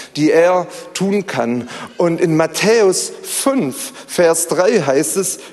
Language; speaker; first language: German; native; German